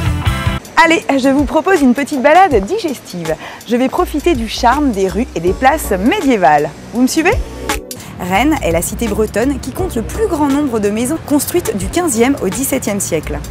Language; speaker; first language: French; native; French